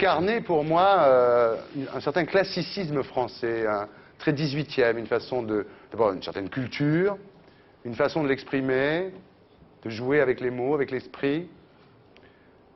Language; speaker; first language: French; native; French